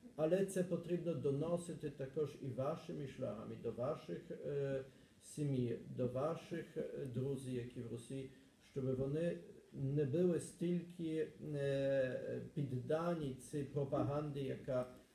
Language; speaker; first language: Ukrainian; non-native, learner; Polish